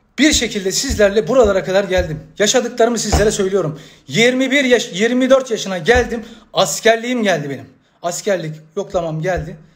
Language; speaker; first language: Turkish; native; Turkish